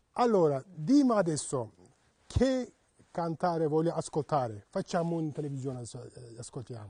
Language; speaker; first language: Italian; non-native, learner; Turkish